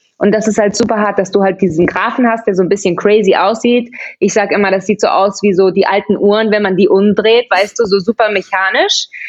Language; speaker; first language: German; early bilingual, heritage; German